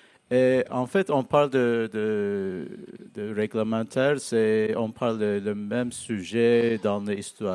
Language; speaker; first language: French; non-native, learner; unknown